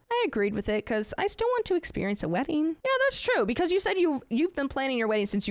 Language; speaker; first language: English; native; English